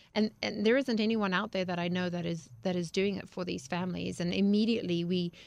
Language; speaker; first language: English; native; English